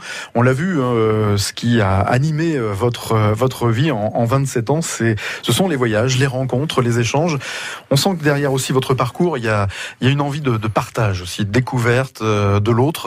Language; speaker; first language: French; native; French